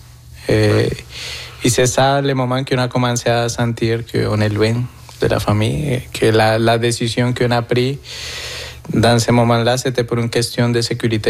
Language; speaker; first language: French; non-native, fluent; Spanish